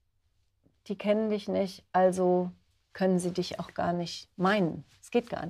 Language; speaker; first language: German; native; German